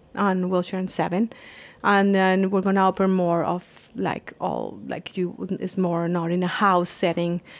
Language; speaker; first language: English; non-native, fluent; Spanish